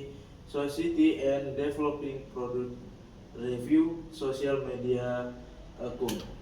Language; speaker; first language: English; non-native, learner; Indonesian